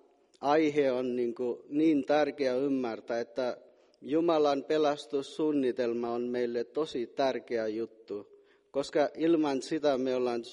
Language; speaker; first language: Finnish; non-native, fluent; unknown